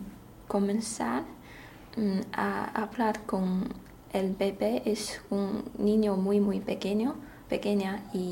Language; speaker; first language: Spanish; non-native, learner; Chinese